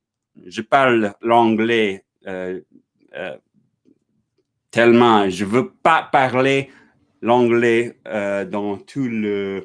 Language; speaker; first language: French; non-native, learner; English